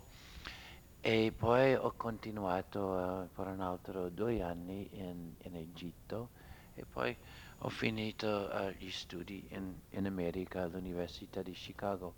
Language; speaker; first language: Italian; non-native, fluent; English